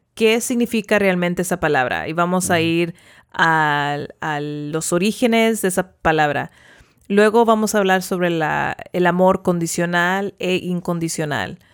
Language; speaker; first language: Spanish; early bilingual, heritage; Spanish